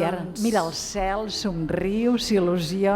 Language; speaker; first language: Catalan; native; Catalan